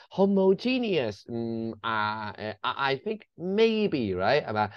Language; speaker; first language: English; non-native, local second language; Cantonese